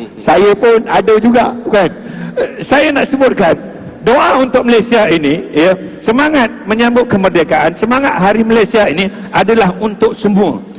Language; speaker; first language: Malay; native; Malay